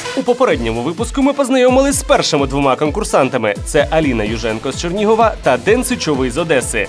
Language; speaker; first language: Ukrainian; native; Ukrainian